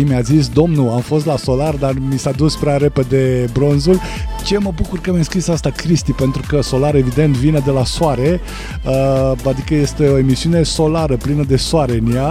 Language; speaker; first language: Romanian; native; Romanian